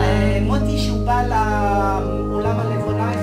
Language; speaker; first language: Hebrew; non-native, fluent; French